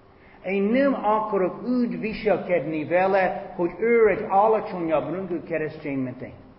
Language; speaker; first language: Hungarian; non-native, fluent; English